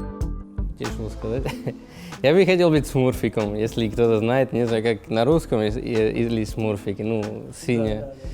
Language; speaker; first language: Russian; non-native, learner; Slovak